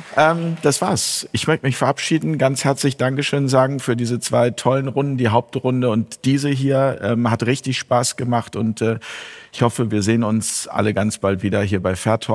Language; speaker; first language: German; native; German